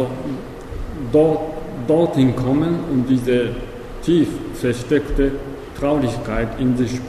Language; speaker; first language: German; non-native, learner; Japanese